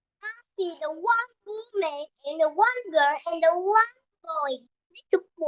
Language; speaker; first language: English; non-native, learner; Vietnamese